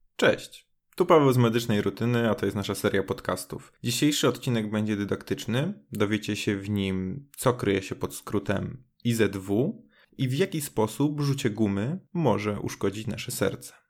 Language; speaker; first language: Polish; native; Polish